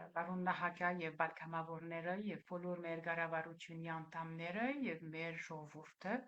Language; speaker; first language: Armenian; early bilingual, heritage; Armenian